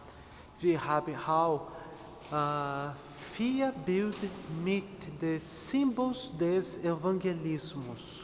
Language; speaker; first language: German; non-native, learner; Portuguese